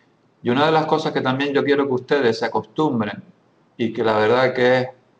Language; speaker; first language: Spanish; native; Spanish